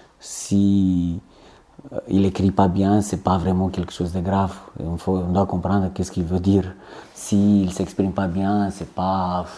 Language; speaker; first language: French; non-native, fluent; Romanian